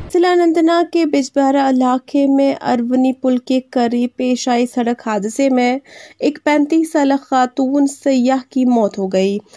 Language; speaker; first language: Urdu; non-native, local second language; Kashmiri